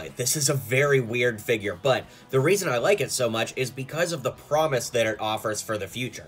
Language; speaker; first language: English; native; English